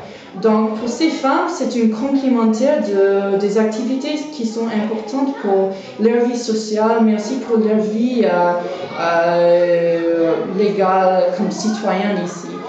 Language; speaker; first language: French; non-native, fluent; English